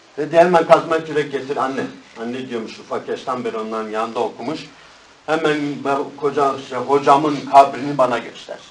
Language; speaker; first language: Turkish; native; Turkish